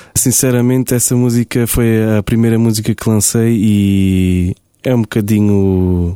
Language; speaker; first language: Portuguese; early bilingual, heritage; German